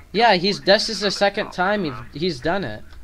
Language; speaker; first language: English; native; English